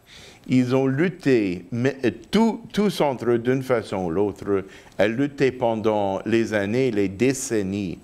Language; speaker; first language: French; non-native, fluent; English